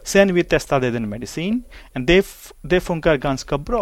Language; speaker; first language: Swedish; non-native, learner; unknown